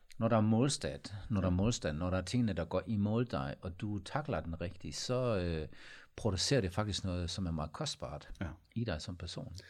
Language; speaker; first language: Danish; native; Danish